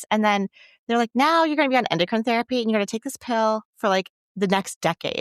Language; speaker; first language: English; native; English